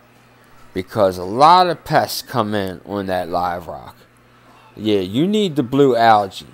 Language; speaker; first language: English; native; English